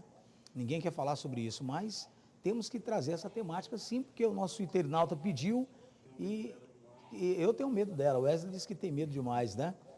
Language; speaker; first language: Portuguese; native; Portuguese